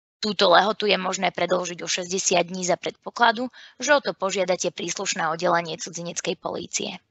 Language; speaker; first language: Slovak; native; Slovak